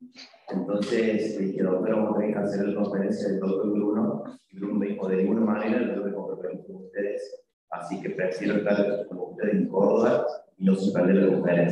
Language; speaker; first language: Spanish; native; Spanish